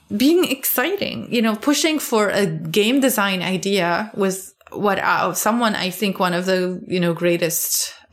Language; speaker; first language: English; non-native, fluent; Arabic